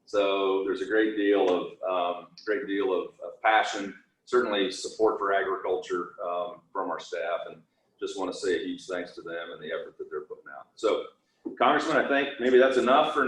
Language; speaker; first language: English; native; English